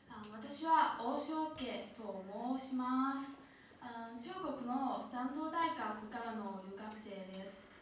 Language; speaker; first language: Japanese; non-native, learner; Chinese